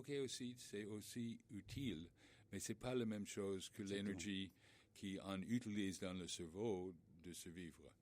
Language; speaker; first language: French; non-native, learner; English